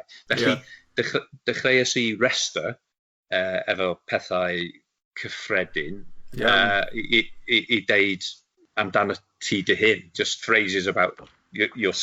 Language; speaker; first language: Welsh; non-native, local second language; English